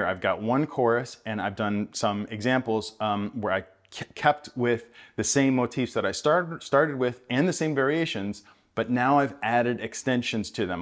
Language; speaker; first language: English; native; English